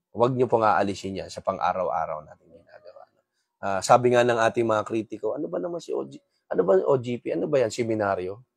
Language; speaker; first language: Filipino; non-native, local second language; Waray